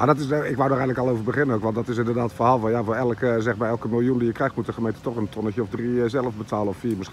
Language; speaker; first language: Dutch; native; Dutch